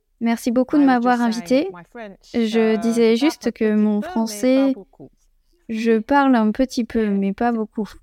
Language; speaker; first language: French; non-native, learner; English